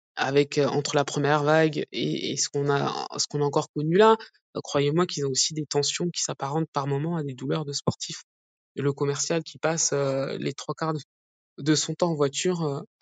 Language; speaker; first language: French; native; French